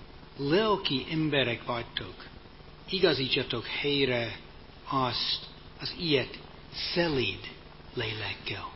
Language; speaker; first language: Hungarian; non-native, fluent; English